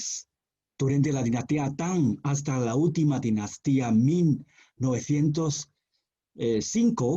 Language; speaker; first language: Spanish; non-native, fluent; Chinese